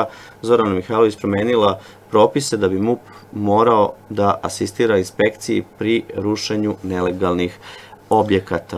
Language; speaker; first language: Serbian; native; Serbian